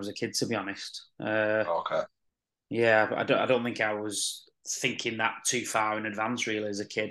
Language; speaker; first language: English; native; English